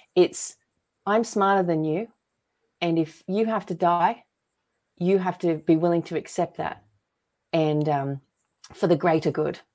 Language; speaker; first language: English; native; English